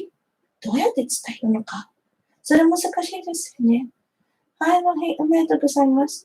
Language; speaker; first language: Japanese; non-native, fluent; Filipino